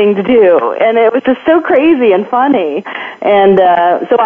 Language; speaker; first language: English; non-native, local second language; Filipino